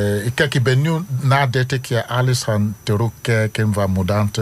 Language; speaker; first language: Dutch; non-native, learner; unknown